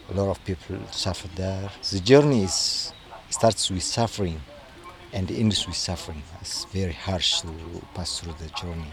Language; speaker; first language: English; non-native, learner; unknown